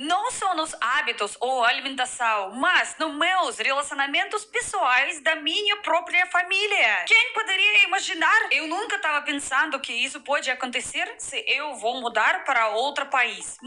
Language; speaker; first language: Portuguese; non-native, fluent; Russian